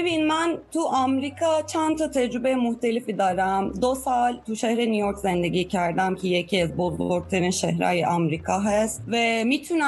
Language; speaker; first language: Persian; non-native, fluent; Turkish